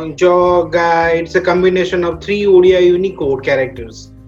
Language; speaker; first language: English; non-native, local second language; Odia